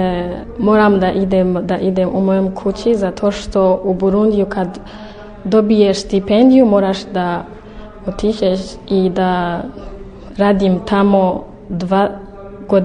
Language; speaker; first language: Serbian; non-native, learner; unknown